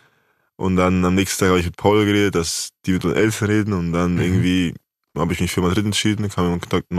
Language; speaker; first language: German; native; German